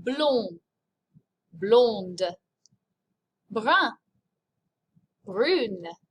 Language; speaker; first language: French; non-native, fluent; English